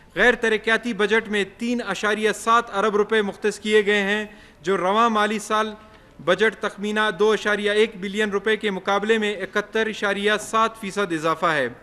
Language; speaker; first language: Urdu; non-native, local second language; Baluchi